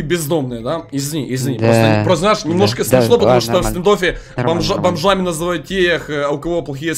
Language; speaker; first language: Russian; native; Russian